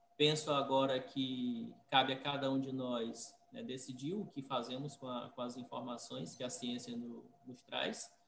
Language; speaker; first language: Portuguese; native; Portuguese